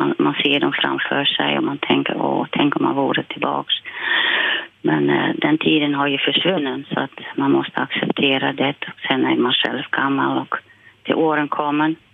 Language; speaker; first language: Swedish; non-native, fluent; Dutch